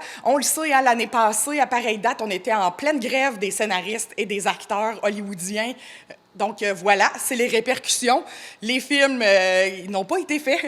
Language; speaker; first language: French; native; French